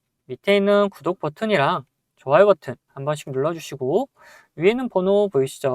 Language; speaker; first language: Korean; native; Korean